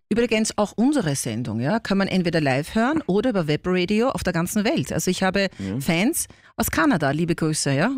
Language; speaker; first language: German; native; German